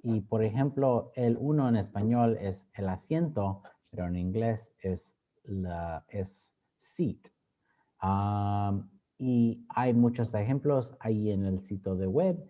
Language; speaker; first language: Spanish; early bilingual, other home language; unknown